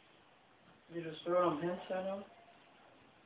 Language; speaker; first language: Danish; non-native, fluent; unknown